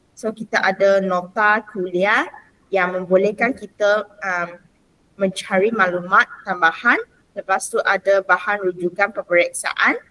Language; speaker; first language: Malay; non-native, local second language; Chinese